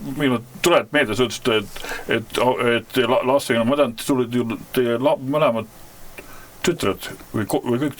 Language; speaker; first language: Estonian; native; Estonian